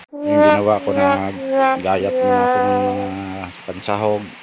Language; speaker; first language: Filipino; non-native, local second language; Hiligaynon